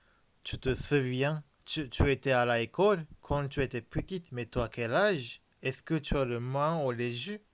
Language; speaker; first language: French; non-native, learner; Japanese